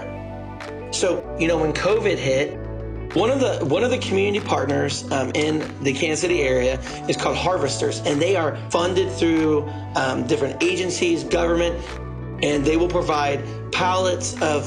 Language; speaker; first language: English; native; English